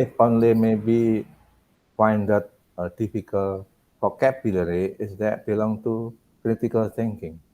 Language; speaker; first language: English; non-native, learner; Indonesian